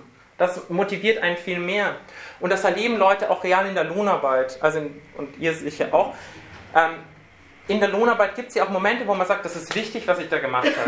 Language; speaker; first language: German; native; German